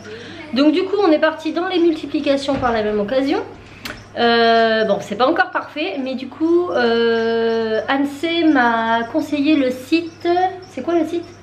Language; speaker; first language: French; native; French